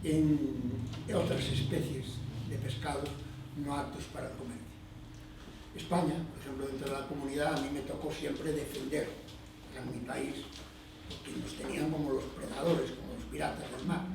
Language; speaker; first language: Spanish; non-native, local second language; Galician